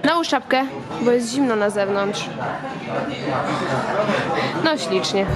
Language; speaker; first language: Polish; native; Polish